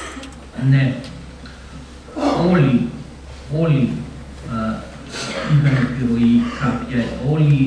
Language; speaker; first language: Greek; non-native, fluent; Macedonian